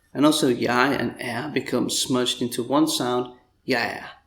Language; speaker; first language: Danish; non-native, fluent; English